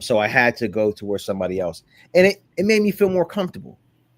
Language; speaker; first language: English; native; English